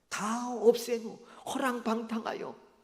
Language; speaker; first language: Korean; native; Korean